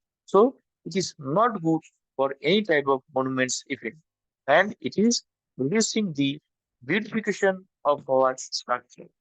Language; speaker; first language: English; non-native, local second language; Bangla